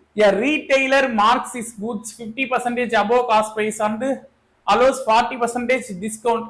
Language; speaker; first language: English; non-native, local second language; Tamil